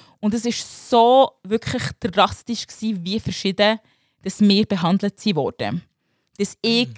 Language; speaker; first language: German; early bilingual, other home language; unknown